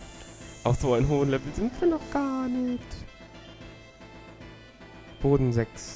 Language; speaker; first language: German; native; German